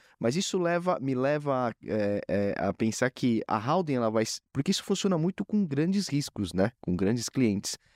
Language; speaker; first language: Portuguese; native; Portuguese